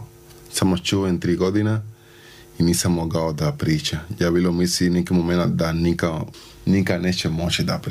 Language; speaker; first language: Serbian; non-native, learner; Spanish